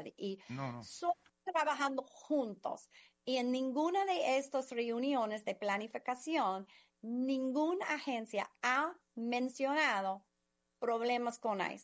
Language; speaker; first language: Spanish; non-native, fluent; English